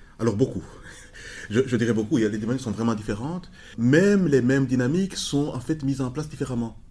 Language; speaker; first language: French; non-native, local second language; Kinyarwanda